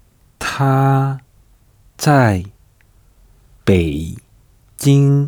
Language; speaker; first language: Chinese; non-native, learner; French